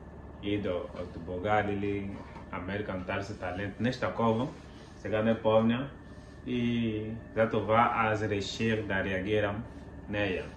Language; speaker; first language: Bulgarian; non-native, learner; Portuguese